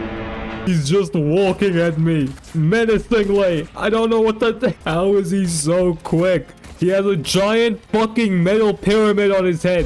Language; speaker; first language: English; native; English